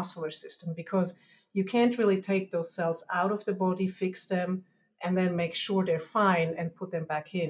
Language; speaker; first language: English; non-native, fluent; German